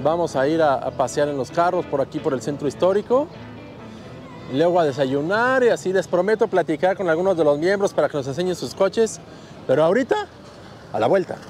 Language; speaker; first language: Spanish; native; Spanish